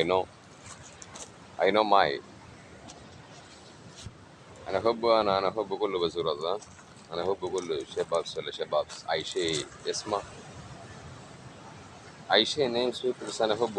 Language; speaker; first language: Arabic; non-native, learner; Malayalam